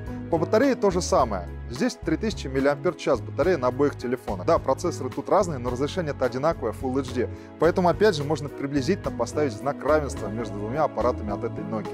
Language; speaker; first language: Russian; native; Russian